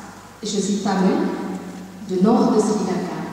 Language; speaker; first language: French; non-native, learner; Tamil